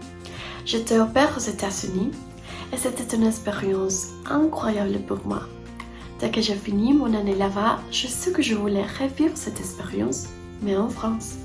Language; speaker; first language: French; non-native, learner; Spanish